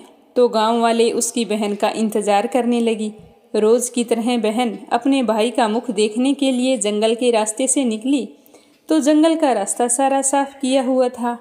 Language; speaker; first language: Hindi; native; Hindi